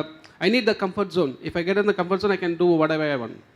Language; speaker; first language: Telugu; non-native, learner; Tamil